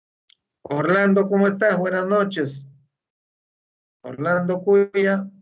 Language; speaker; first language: Spanish; native; Spanish